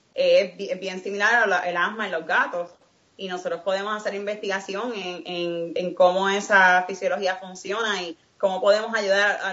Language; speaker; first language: Spanish; native; Spanish